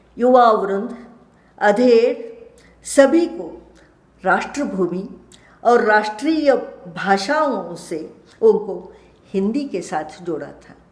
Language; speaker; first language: Hindi; non-native, local second language; Kannada